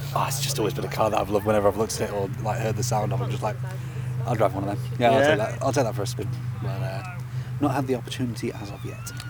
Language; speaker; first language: English; native; English